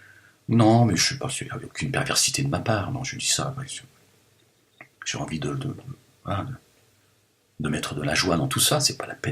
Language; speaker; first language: French; native; French